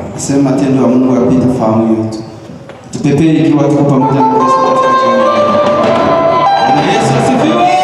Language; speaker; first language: Swahili; native; Swahili